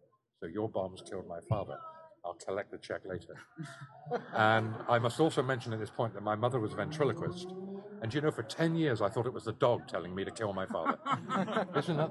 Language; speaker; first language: English; native; English